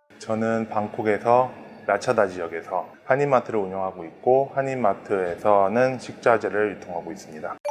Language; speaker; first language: Korean; early bilingual, heritage; Korean